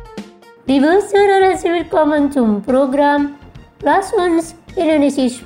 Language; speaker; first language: German; non-native, fluent; Indonesian